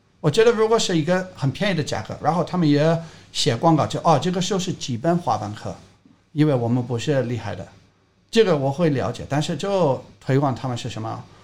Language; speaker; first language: Chinese; non-native, fluent; English